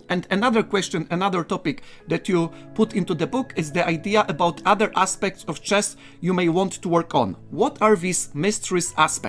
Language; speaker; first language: English; non-native, fluent; Polish